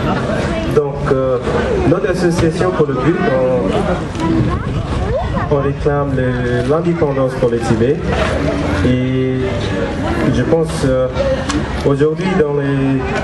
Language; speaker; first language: French; non-native, fluent; Tibetan